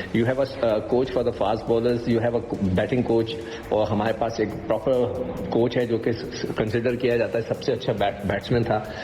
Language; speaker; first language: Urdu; non-native, local second language; Punjabi